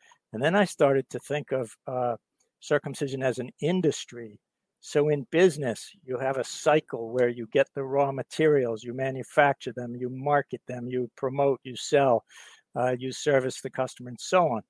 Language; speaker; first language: English; native; English